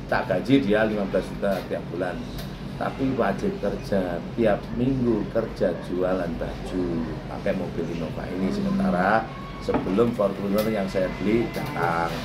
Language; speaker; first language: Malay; non-native, local second language; Javanese